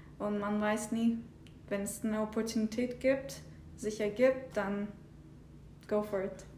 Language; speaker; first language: German; non-native, fluent; Turkish